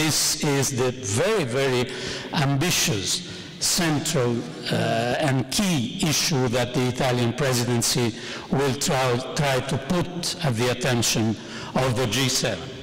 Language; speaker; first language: English; non-native, fluent; Italian